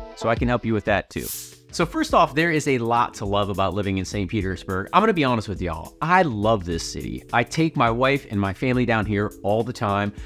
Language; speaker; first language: English; native; English